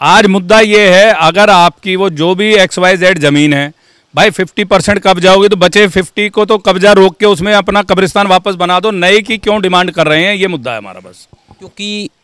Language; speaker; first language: Hindi; native; Hindi